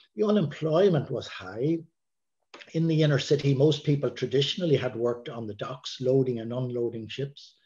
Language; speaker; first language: English; native; English